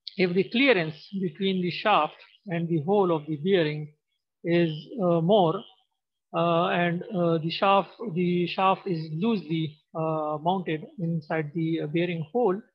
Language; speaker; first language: English; non-native, local second language; Pashto